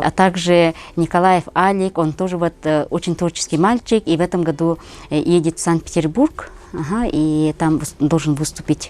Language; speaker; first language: Russian; non-native, local second language; Yakut